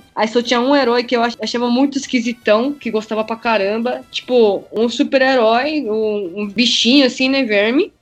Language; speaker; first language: Portuguese; early bilingual, other home language; Japanese